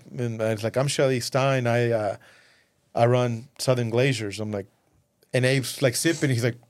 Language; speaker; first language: English; early bilingual, other home language; Spanish